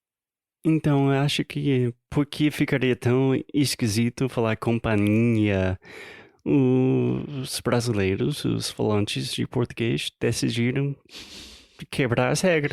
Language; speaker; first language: Portuguese; non-native, fluent; English